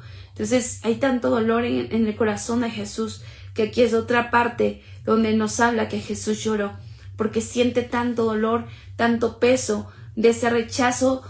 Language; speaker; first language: Spanish; native; Spanish